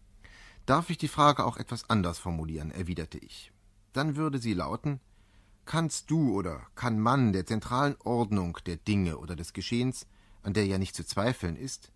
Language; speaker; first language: German; native; German